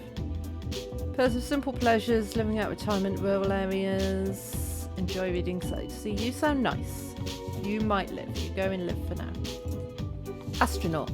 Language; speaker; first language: English; native; English